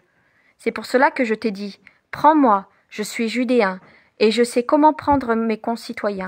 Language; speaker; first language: French; native; French